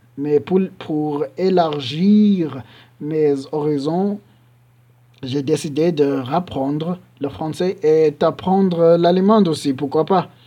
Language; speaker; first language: French; non-native, learner; Shona